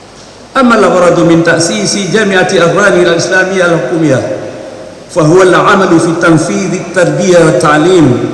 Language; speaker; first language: Arabic; non-native, fluent; Indonesian